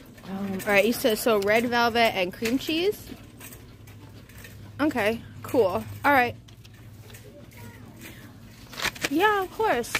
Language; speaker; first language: English; native; English